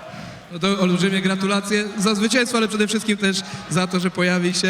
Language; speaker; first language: Polish; native; Polish